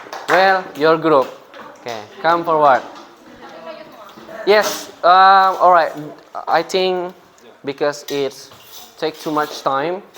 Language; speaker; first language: English; non-native, fluent; Indonesian